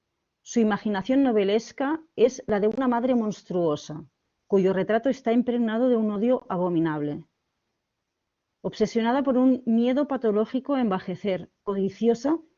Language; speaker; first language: Spanish; native; Spanish